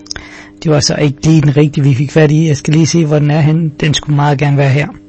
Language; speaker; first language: Danish; native; Danish